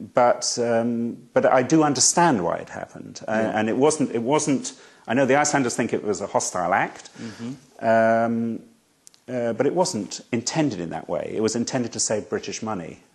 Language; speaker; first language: English; native; English